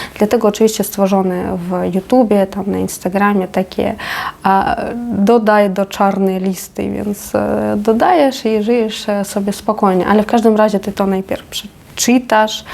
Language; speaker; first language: Polish; non-native, fluent; Ukrainian